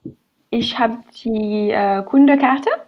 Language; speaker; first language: German; non-native, learner; French